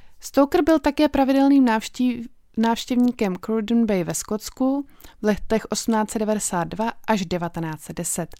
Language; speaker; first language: Czech; native; Czech